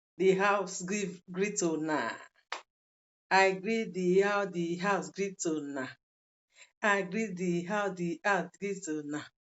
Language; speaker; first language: Nigerian Pidgin; non-native, local second language; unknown